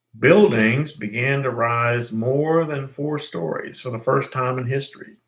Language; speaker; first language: English; native; English